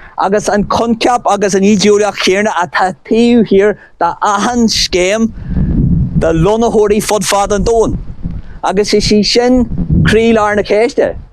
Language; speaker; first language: Irish; non-native, local second language; English